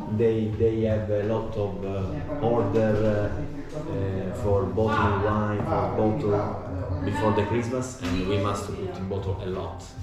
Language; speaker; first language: English; non-native, learner; Italian